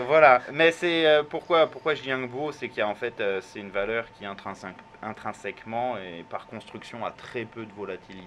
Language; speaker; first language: French; native; French